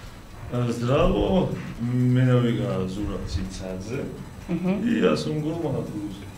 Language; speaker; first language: Macedonian; non-native, learner; Georgian